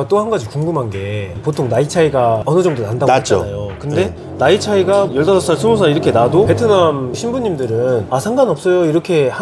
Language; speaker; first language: Korean; native; Korean